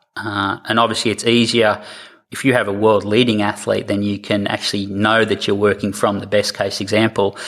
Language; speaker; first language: English; native; English